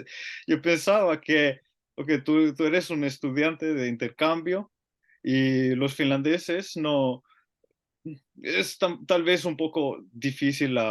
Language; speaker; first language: Spanish; non-native, learner; Finnish